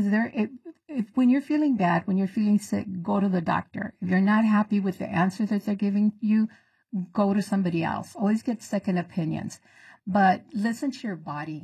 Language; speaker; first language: Spanish; early bilingual, heritage; Spanish